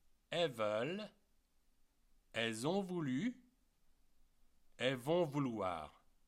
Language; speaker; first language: French; native; French